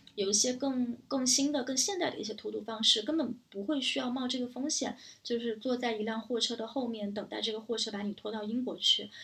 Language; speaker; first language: Chinese; native; Chinese